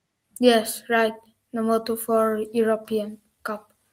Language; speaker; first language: English; non-native, learner; German